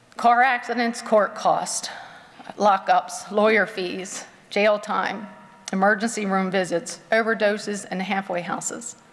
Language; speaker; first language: English; native; English